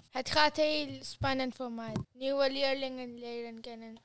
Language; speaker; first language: Dutch; early bilingual, other home language; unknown